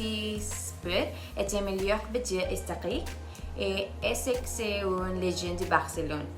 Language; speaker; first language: French; non-native, learner; Spanish